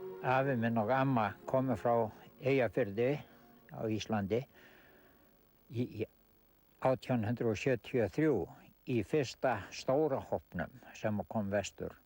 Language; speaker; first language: Icelandic; early bilingual, heritage; Icelandic